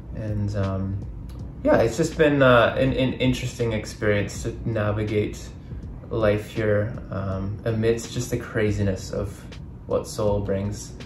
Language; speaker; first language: English; native; English